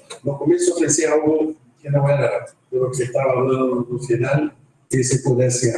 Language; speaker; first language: Spanish; non-native, fluent; Portuguese